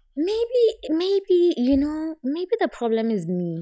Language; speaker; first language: English; non-native, local second language; Tswana